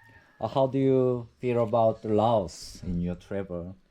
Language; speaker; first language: English; non-native, learner; Korean